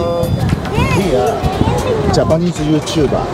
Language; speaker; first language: English; non-native, learner; Japanese